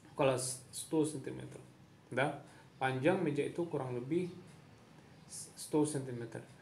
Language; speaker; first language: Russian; non-native, fluent; Indonesian